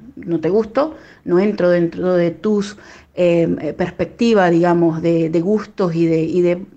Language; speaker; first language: Spanish; native; Spanish